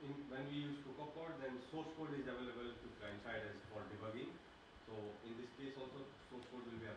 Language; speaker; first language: English; non-native, learner; Japanese